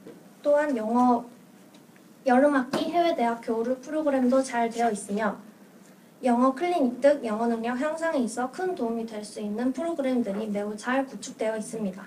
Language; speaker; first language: Korean; native; Korean